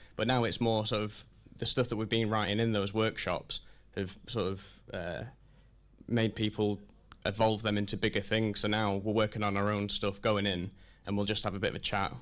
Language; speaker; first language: English; native; English